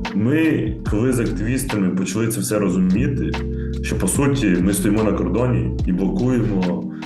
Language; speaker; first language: Ukrainian; native; Ukrainian